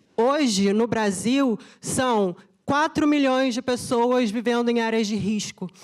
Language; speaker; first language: Portuguese; native; Portuguese